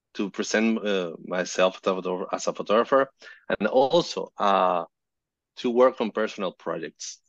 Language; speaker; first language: English; non-native, fluent; Spanish